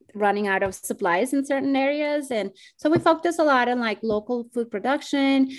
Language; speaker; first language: English; non-native, fluent; Spanish